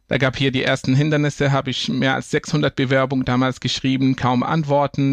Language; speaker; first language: German; non-native, fluent; Arabic